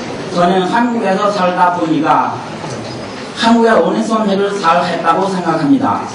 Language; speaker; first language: Korean; non-native, learner; Chinese